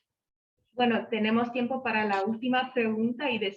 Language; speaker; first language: Spanish; non-native, fluent; English